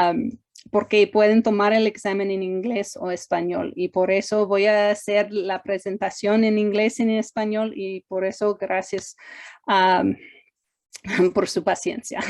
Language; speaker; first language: Spanish; non-native, fluent; English